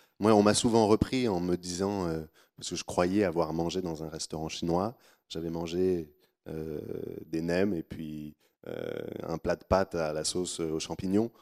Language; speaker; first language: French; native; French